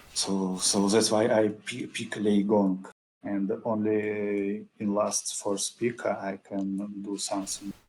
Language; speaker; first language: English; non-native, fluent; Russian